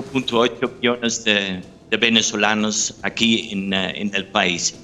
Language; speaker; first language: Spanish; non-native, fluent; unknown